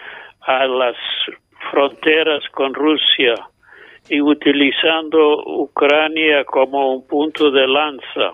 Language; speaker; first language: Spanish; non-native, fluent; English